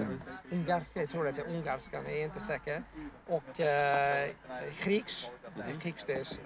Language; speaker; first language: Swedish; non-native, fluent; Italian